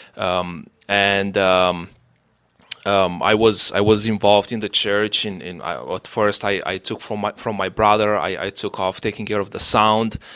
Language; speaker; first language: English; non-native, fluent; Romanian